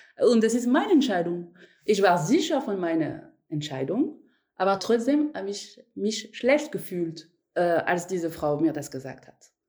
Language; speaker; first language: German; non-native, fluent; French